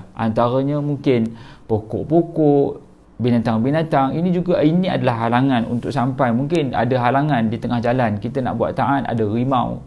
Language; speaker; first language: Malay; native; Malay